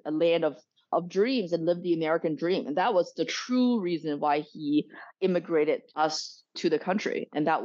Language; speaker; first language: English; early bilingual, other home language; Chinese